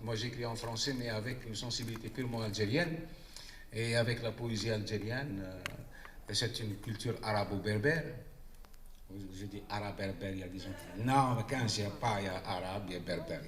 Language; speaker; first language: French; non-native, local second language; Arabic